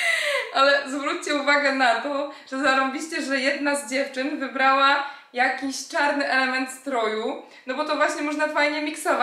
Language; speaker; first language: Polish; native; Polish